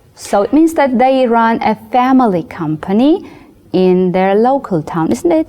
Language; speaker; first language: English; non-native, fluent; Georgian